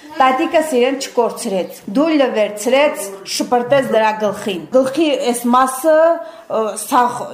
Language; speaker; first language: Armenian; native; Armenian